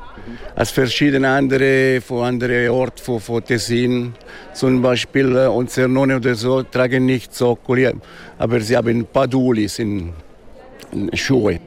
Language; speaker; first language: German; non-native, local second language; Italian